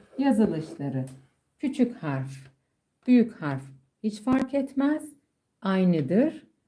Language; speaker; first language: Turkish; non-native, fluent; Persian